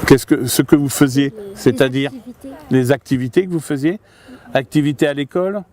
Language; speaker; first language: French; native; French